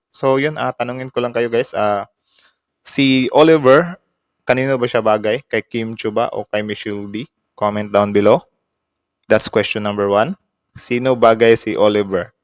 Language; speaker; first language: Filipino; native; Filipino